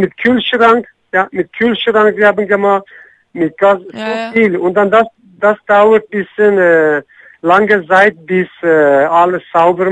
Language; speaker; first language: German; non-native, learner; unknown